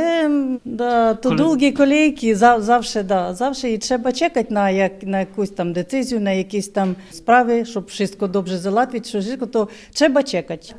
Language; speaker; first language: Polish; non-native, learner; Ukrainian